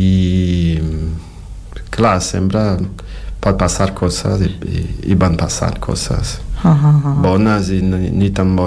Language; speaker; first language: Catalan; non-native, fluent; Portuguese